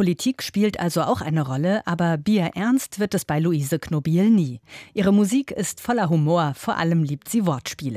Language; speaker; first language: German; native; German